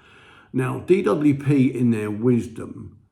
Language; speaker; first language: English; native; English